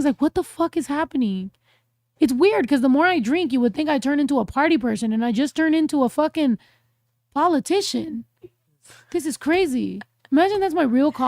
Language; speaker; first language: English; early bilingual, other home language; Spanish